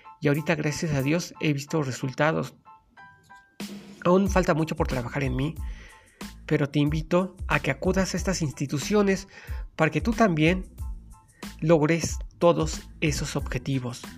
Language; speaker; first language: Spanish; native; Spanish